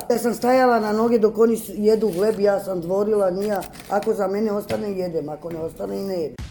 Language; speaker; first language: Serbian; non-native, local second language; Romany